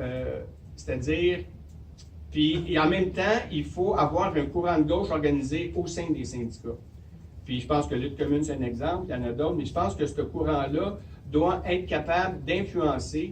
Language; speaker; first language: French; native; French